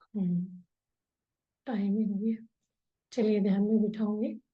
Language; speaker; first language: Hindi; non-native, local second language; Kannada